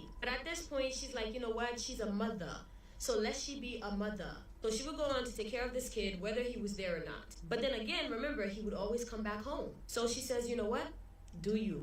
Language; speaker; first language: English; early bilingual, other home language; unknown